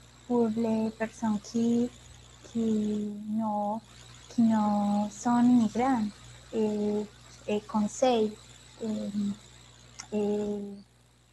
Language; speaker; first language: French; non-native, learner; Spanish